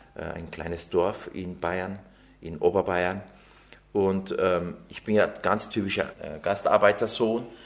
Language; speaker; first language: German; early bilingual, other home language; Turkish